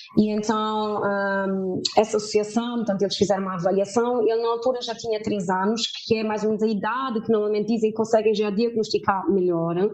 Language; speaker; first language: Portuguese; early bilingual, heritage; German